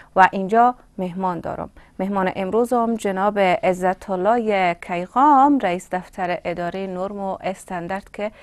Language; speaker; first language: Persian; native; Persian